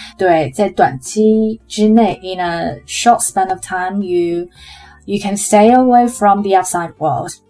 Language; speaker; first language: English; non-native, fluent; Chinese